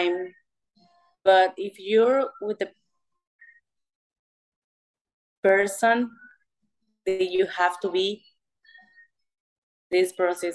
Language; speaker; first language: English; non-native, learner; Spanish